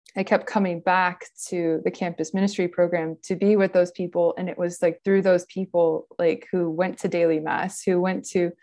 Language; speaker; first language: English; native; English